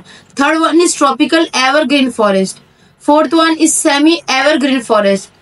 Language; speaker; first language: English; non-native, local second language; Hindi